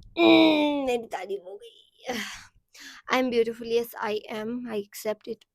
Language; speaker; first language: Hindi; non-native, local second language; Sicilian